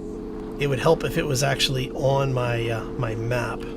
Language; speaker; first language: English; native; English